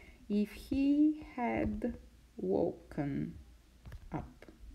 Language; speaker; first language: English; non-native, fluent; Bulgarian